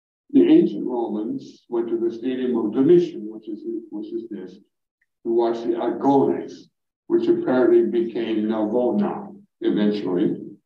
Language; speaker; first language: English; native; English